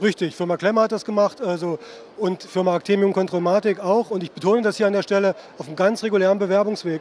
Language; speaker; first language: German; native; German